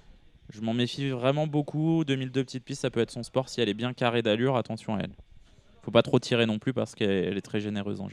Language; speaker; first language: French; native; French